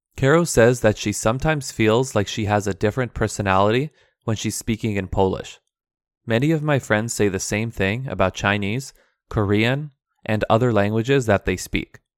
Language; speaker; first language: English; early bilingual, other home language; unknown